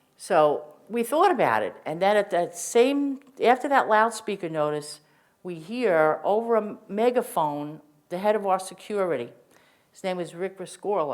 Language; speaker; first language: English; native; English